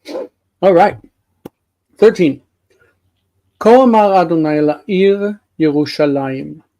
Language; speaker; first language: Hebrew; non-native, fluent; English